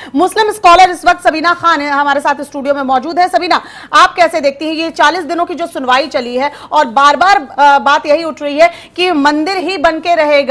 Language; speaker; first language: Hindi; native; Hindi